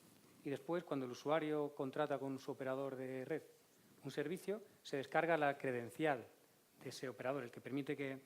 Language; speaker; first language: Spanish; native; Spanish